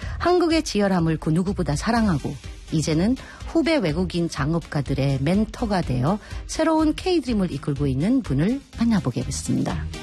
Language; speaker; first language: Korean; non-native, fluent; Filipino